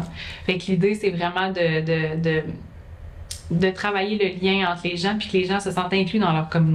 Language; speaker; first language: French; native; French